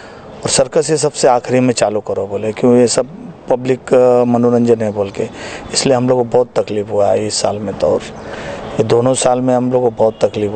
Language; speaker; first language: Hindi; native; Hindi